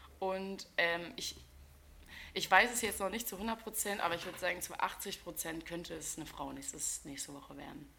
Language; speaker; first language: German; native; German